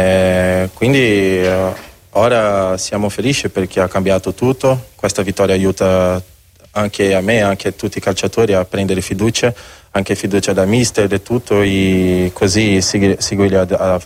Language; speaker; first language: Italian; non-native, learner; Spanish